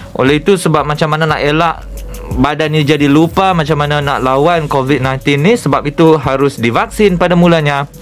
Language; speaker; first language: Malay; native; Malay